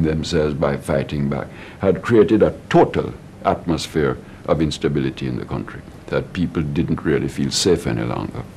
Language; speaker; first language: English; native; English